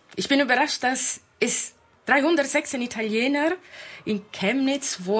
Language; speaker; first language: German; non-native, fluent; Italian